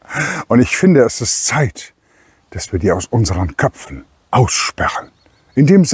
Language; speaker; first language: German; native; German